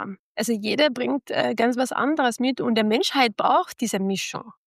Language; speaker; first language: German; non-native, fluent; Arabic